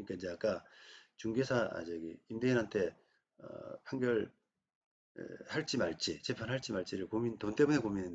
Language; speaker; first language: Korean; native; Korean